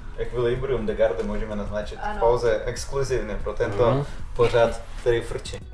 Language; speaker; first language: Czech; non-native, fluent; Russian